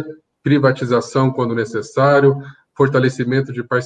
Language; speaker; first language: Portuguese; native; Portuguese